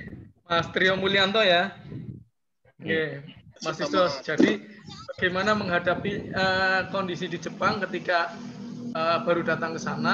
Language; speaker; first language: Indonesian; native; Indonesian